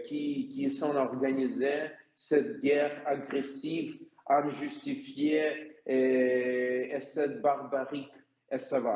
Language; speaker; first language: French; non-native, learner; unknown